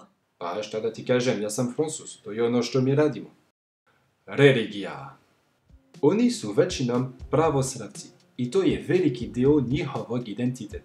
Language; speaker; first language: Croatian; non-native, fluent; French